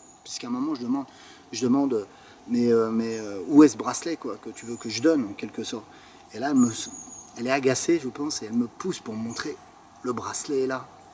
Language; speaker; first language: French; native; French